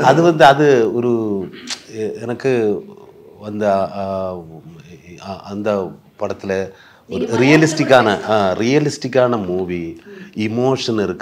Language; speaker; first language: Tamil; non-native, learner; Malayalam